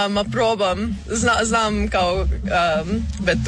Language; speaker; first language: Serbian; early bilingual, heritage; English